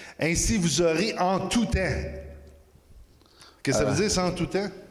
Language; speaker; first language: French; native; French